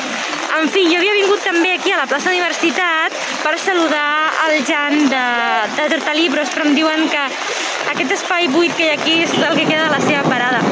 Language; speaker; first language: Catalan; native; Catalan